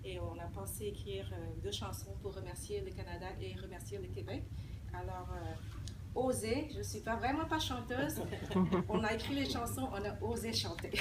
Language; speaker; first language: French; early bilingual, other home language; Vietnamese